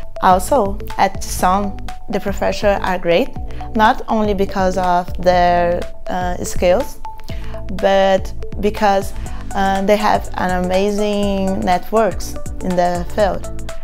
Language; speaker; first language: English; non-native, fluent; Portuguese